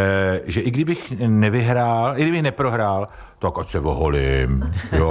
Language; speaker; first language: Czech; native; Czech